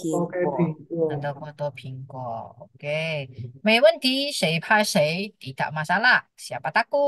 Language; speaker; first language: Chinese; early bilingual, heritage; Chinese